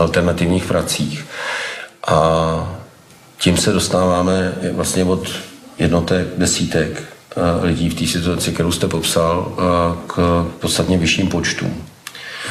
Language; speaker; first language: Czech; native; Czech